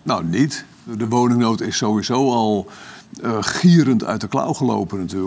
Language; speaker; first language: Dutch; native; Dutch